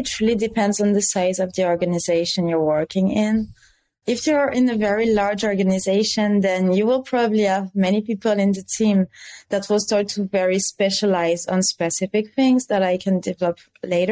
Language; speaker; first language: English; non-native, fluent; French